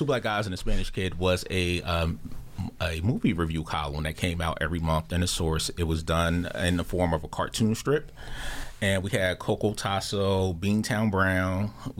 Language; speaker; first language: English; native; English